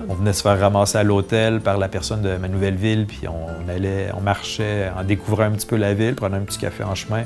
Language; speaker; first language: French; native; French